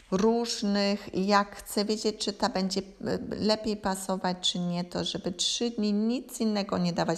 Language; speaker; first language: Polish; non-native, learner; German